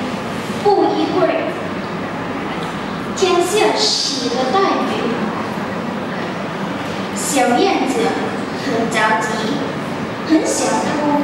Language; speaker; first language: Chinese; non-native, learner; Thai